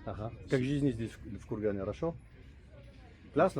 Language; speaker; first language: Russian; non-native, learner; French